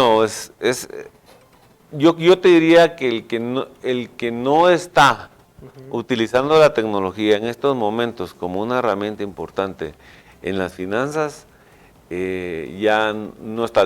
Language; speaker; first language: Spanish; native; Spanish